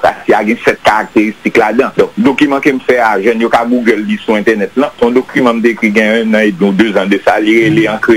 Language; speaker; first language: French; non-native, local second language; Haitian Creole